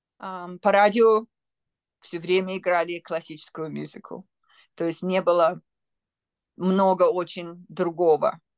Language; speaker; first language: Russian; native; Russian